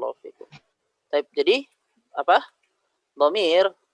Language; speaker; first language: Indonesian; native; Indonesian